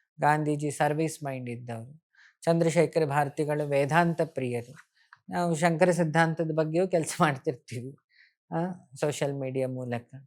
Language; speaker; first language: Kannada; native; Kannada